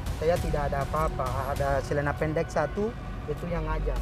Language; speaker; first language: Indonesian; non-native, learner; Rohingya